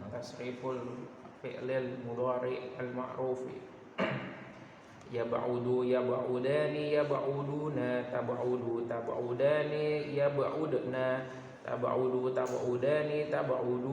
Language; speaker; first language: Arabic; non-native, learner; Indonesian